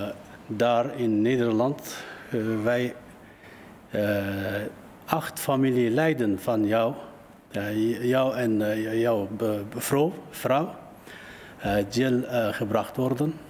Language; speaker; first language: Dutch; non-native, learner; Uyghur